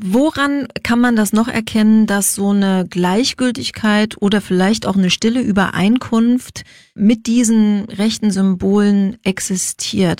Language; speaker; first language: German; native; German